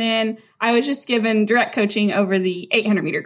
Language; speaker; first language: English; native; English